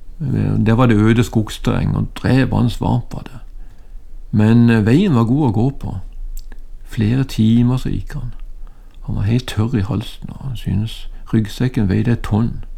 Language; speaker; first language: Norwegian; native; Norwegian